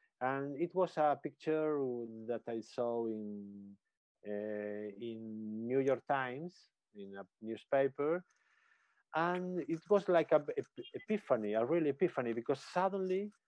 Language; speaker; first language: English; non-native, learner; Spanish